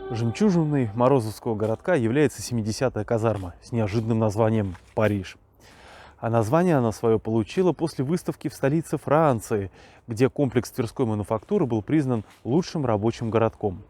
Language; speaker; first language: Russian; native; Russian